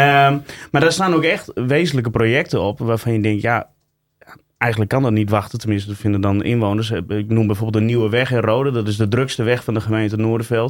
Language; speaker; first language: Dutch; native; Dutch